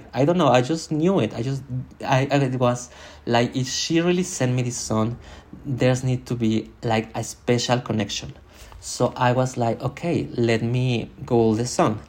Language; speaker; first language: English; non-native, fluent; Spanish